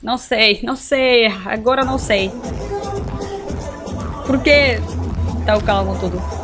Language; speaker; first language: Portuguese; non-native, learner; Russian